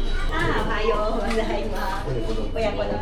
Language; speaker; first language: Japanese; native; Japanese